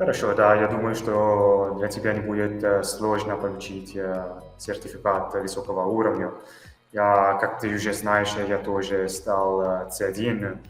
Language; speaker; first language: Russian; non-native, fluent; Italian